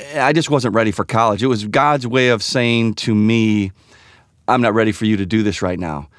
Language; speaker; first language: English; native; English